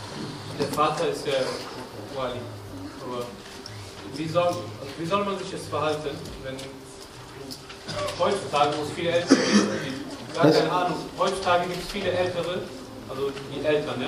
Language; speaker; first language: German; non-native, learner; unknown